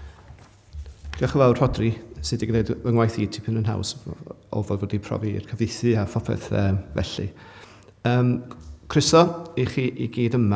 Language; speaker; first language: Welsh; native; Welsh